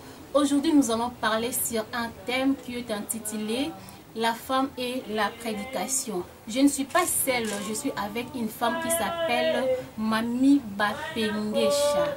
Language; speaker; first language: French; non-native, local second language; Lingala